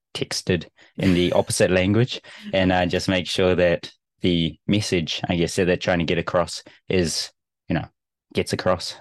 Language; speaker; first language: English; native; English